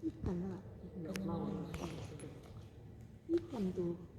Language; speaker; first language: Indonesian; native; Indonesian